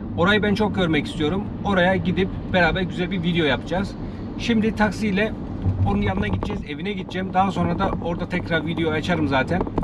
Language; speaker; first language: Turkish; native; Turkish